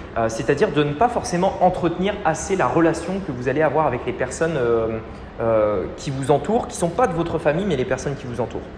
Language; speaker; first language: French; native; French